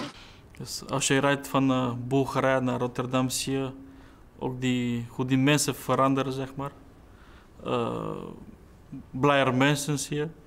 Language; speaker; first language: Dutch; non-native, fluent; Bulgarian